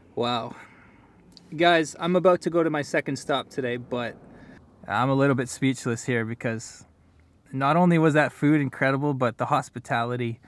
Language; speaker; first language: English; native; English